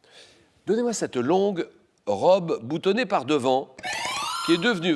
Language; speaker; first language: French; native; French